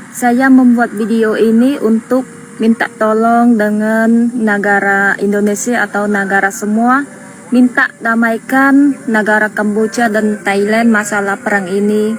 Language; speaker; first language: Indonesian; non-native, fluent; Khmer